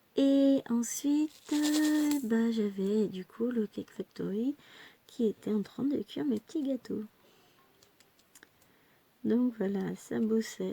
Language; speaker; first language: French; native; French